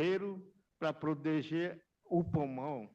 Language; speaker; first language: Portuguese; non-native, local second language; Yanomámi